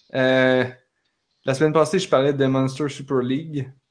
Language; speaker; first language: French; native; French